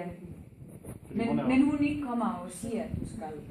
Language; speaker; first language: Danish; non-native, learner; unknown